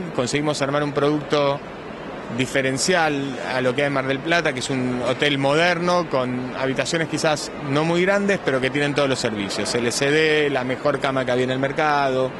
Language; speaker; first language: Spanish; native; Spanish